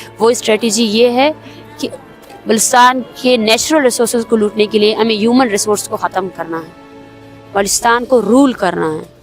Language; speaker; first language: Urdu; non-native, local second language; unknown